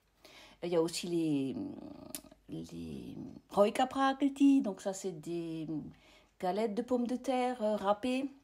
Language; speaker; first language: French; native; French